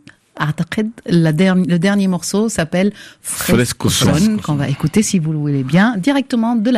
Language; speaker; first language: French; non-native, fluent; Arabic